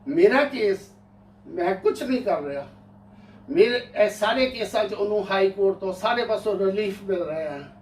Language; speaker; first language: Hindi; non-native, local second language; Punjabi